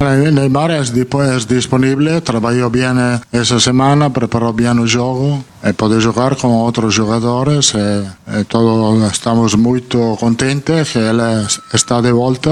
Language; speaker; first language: Portuguese; non-native, learner; Italian